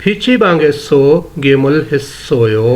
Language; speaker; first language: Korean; non-native, learner; Urdu